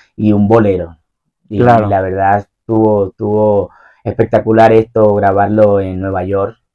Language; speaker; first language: Spanish; native; Spanish